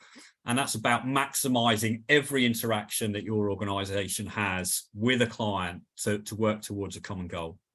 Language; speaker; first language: English; native; English